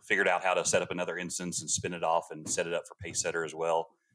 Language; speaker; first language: English; native; English